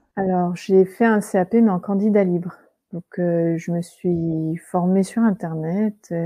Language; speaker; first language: French; native; French